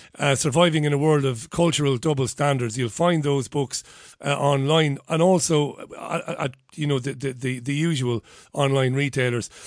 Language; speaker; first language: English; native; English